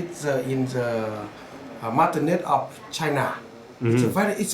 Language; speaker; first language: English; non-native, learner; Vietnamese